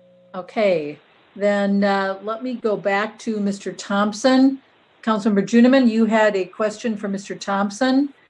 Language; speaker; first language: English; native; English